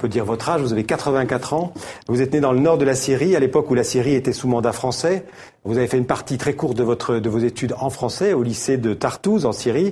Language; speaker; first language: French; native; French